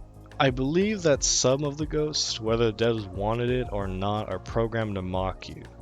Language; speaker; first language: English; native; English